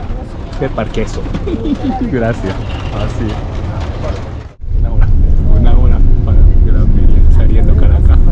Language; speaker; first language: Spanish; non-native, learner; Japanese